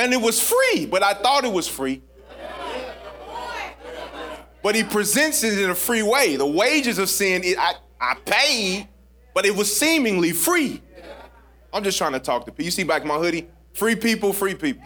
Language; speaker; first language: English; native; English